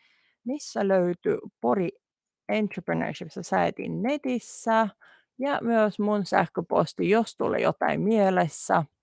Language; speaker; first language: Finnish; non-native, learner; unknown